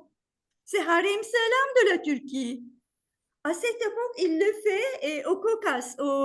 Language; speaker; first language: French; non-native, fluent; Turkish